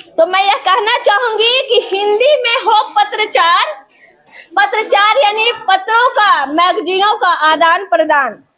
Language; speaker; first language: Hindi; native; Hindi